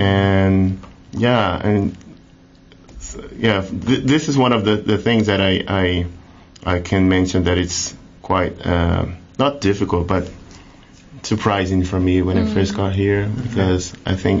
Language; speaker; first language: English; non-native, fluent; Portuguese